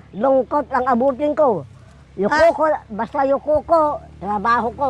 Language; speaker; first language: Filipino; native; Filipino